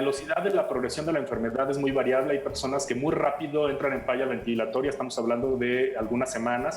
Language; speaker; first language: Spanish; native; Spanish